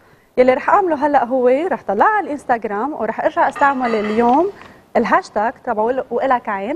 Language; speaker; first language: Arabic; native; Arabic